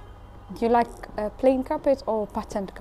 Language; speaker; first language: English; non-native, fluent; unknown